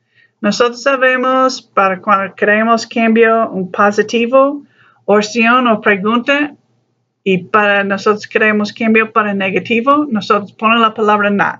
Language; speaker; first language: Spanish; non-native, learner; English